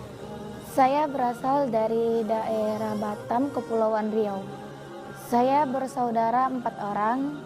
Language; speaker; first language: Indonesian; native; Indonesian